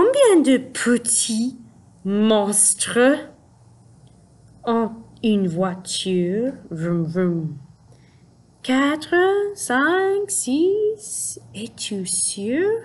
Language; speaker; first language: French; non-native, fluent; English